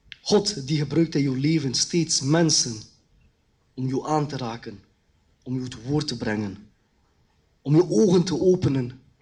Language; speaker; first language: Dutch; early bilingual, other home language; Khmer